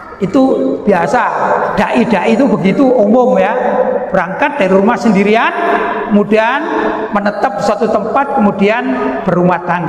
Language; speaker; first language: Indonesian; native; Indonesian